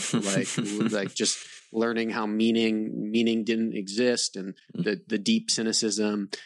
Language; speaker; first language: English; native; English